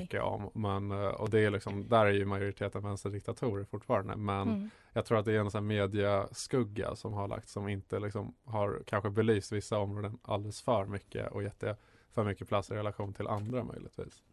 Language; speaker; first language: Swedish; native; Swedish